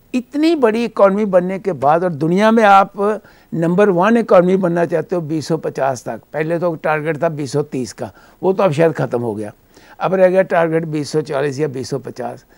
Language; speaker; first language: Hindi; native; Hindi